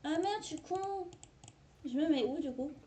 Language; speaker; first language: French; native; French